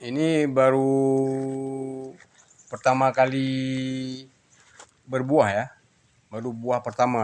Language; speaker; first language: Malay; non-native, local second language; Achinese